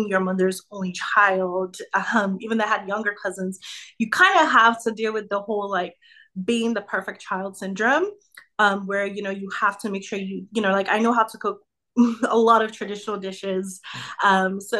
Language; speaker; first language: English; native; English